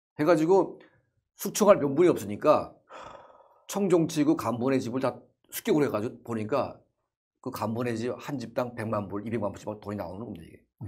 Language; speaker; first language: Korean; native; Korean